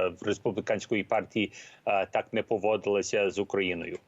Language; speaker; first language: Ukrainian; early bilingual, heritage; Ukrainian